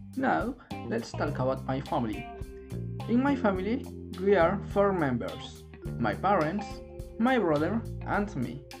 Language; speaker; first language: English; non-native, learner; Spanish